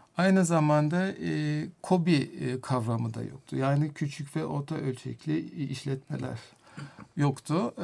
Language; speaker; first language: Turkish; non-native, fluent; German